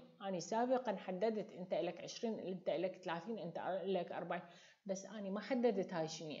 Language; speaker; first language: Arabic; native; Arabic